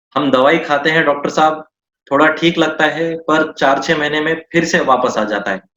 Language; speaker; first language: Hindi; non-native, local second language; Marathi